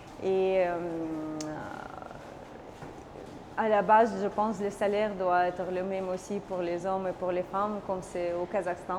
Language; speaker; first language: French; non-native, learner; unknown